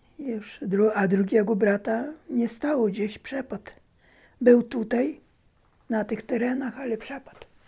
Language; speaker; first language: Polish; early bilingual, heritage; Polish